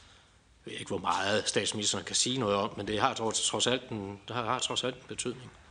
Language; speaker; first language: Danish; native; Danish